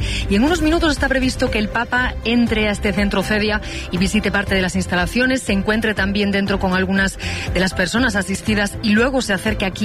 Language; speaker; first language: Spanish; native; Spanish